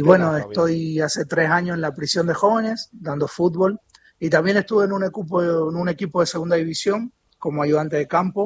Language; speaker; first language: Spanish; native; Spanish